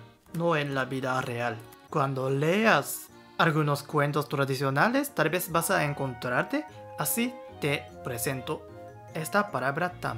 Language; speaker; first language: Spanish; non-native, learner; Japanese